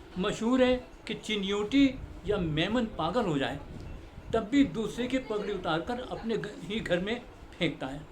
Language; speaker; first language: Urdu; native; Urdu